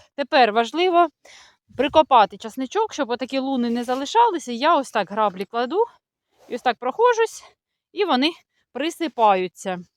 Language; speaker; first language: Ukrainian; non-native, local second language; Russian